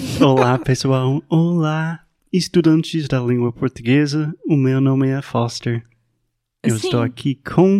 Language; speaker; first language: Portuguese; non-native, fluent; English